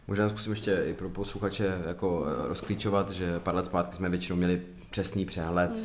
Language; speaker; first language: Czech; native; Czech